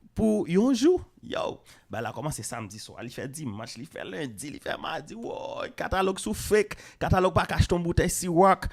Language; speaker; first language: Haitian Creole; native; Haitian Creole